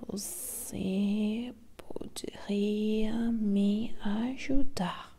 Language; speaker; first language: Portuguese; non-native, learner; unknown